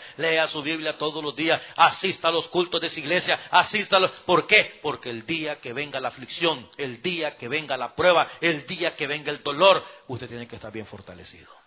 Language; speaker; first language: Spanish; native; Spanish